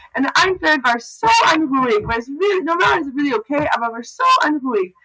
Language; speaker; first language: German; non-native, learner; English